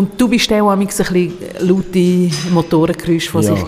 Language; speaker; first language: German; native; German